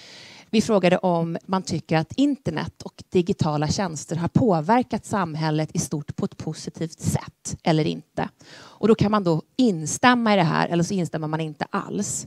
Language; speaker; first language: Swedish; native; Swedish